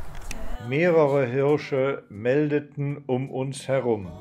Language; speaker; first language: German; native; German